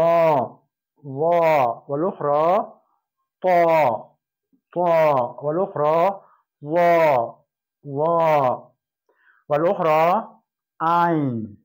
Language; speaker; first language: Arabic; non-native, fluent; Persian